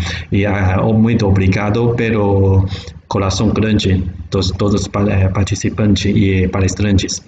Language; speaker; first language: Portuguese; non-native, learner; Chinese